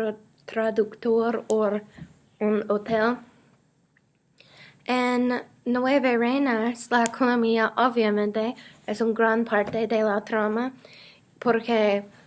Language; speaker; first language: Spanish; non-native, learner; English